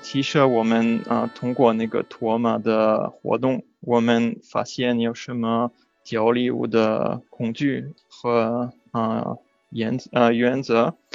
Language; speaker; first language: Chinese; non-native, learner; French